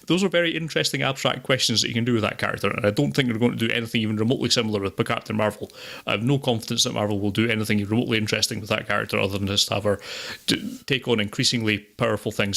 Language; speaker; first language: English; native; English